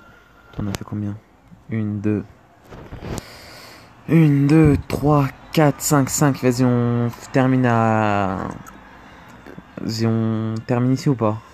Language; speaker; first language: French; native; French